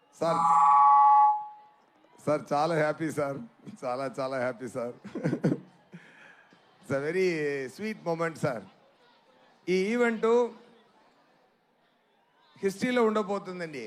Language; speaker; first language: Telugu; non-native, learner; Tamil